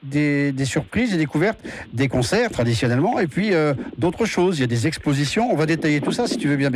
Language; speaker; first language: French; native; French